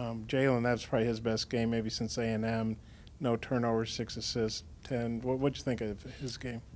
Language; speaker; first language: English; native; English